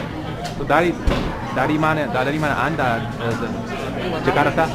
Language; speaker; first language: Indonesian; non-native, learner; English